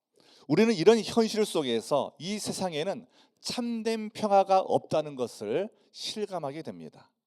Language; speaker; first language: Korean; native; Korean